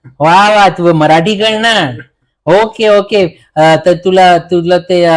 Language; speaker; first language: Marathi; early bilingual, heritage; Marathi